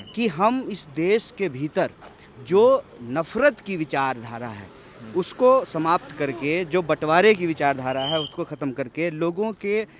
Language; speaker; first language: Hindi; native; Hindi